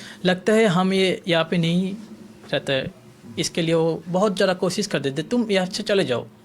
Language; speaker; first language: Hindi; non-native, learner; Bangla